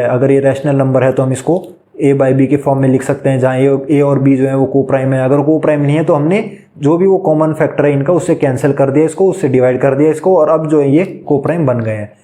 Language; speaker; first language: Hindi; native; Hindi